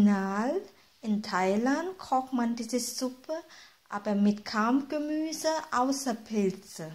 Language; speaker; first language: German; non-native, fluent; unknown